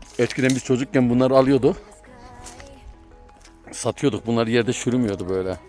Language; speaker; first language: Turkish; native; Turkish